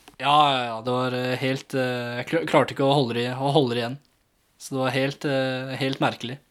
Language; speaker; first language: Norwegian; early bilingual, other home language; English